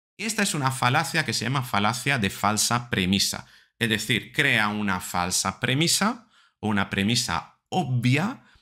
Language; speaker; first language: Spanish; non-native, fluent; Italian